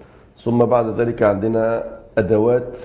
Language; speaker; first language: Arabic; native; Arabic